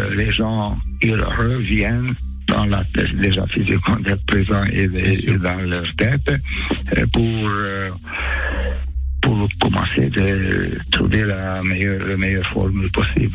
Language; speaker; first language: French; non-native, fluent; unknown